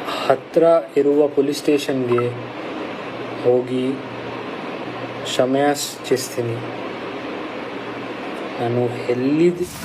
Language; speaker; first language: Kannada; non-native, local second language; Hindi